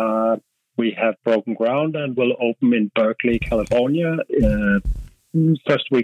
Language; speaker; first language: English; non-native, fluent; Danish